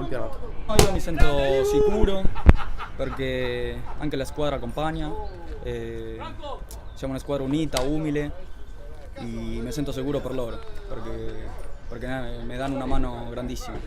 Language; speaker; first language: Italian; non-native, fluent; Spanish